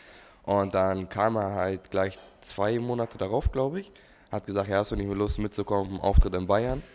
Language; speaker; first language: German; native; German